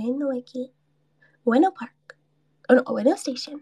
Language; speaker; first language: Japanese; non-native, learner; English